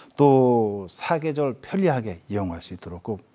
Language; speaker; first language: Korean; native; Korean